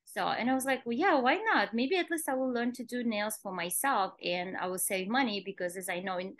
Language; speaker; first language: English; non-native, fluent; Kazakh